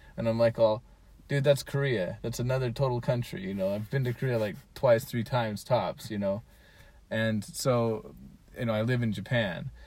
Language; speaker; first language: English; native; English